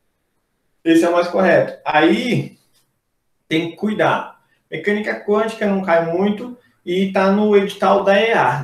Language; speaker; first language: Portuguese; native; Portuguese